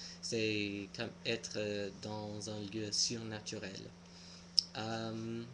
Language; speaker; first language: French; non-native, fluent; English